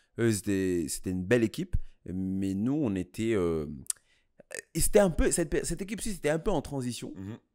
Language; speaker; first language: French; early bilingual, other home language; Kabuverdianu